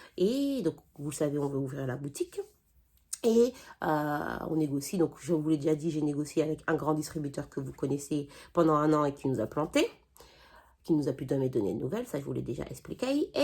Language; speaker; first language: French; native; French